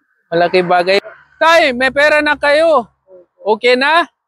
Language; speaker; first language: Filipino; non-native, learner; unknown